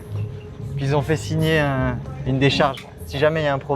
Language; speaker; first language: French; native; French